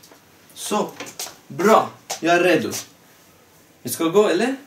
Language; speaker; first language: Swedish; non-native, learner; Persian